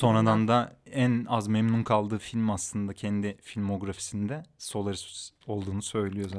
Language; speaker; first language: Turkish; native; Turkish